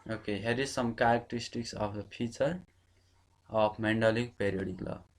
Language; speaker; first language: English; non-native, local second language; Nepali